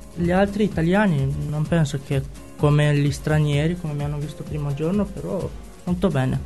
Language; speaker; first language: Italian; non-native, learner; Romanian